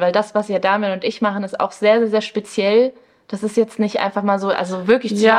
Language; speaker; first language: German; early bilingual, other home language; Spanish